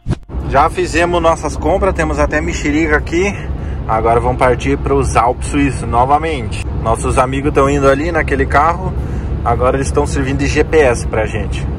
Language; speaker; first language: Portuguese; native; Portuguese